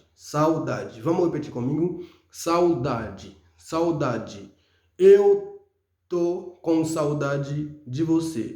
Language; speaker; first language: Portuguese; non-native, fluent; Haitian Creole